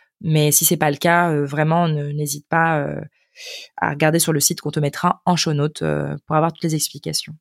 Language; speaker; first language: French; native; French